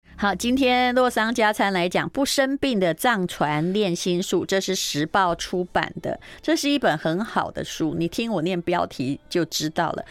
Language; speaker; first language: Chinese; native; Chinese